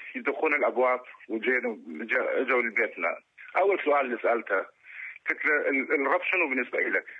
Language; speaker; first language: Arabic; non-native, local second language; Kurdish